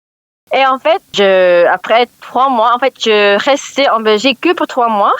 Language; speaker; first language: French; non-native, learner; English